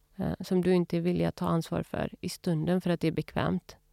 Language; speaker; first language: Swedish; early bilingual, other home language; Urdu